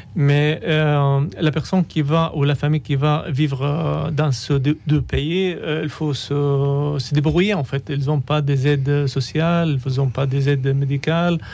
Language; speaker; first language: French; non-native, fluent; Arabic